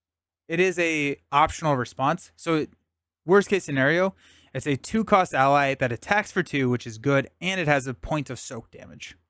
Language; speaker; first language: English; native; English